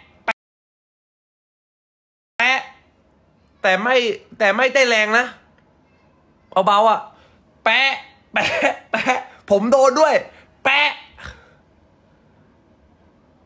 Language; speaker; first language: Thai; native; Thai